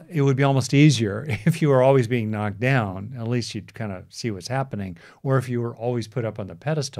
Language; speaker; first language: English; native; English